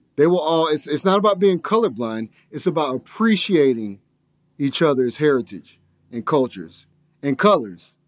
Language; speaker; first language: English; native; English